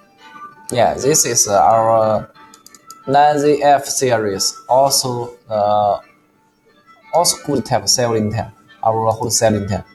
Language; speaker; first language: English; non-native, learner; Chinese